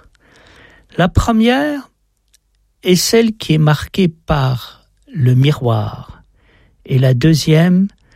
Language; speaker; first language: French; native; French